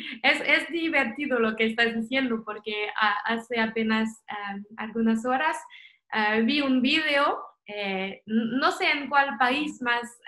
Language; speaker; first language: Spanish; non-native, fluent; French